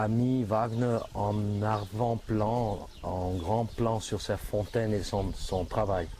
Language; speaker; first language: French; non-native, fluent; English